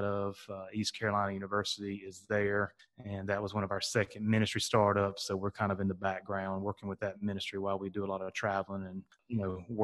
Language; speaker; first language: English; native; English